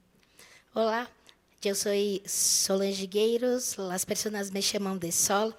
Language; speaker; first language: Spanish; non-native, fluent; Portuguese